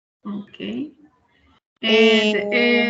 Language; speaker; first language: English; non-native, learner; Spanish